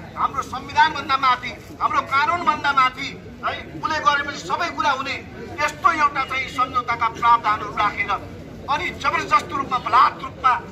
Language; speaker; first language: Nepali; native; Nepali